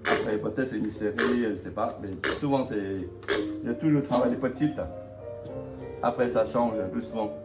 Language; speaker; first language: French; non-native, fluent; Vietnamese